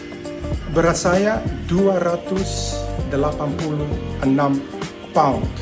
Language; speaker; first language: Indonesian; early bilingual, heritage; Dutch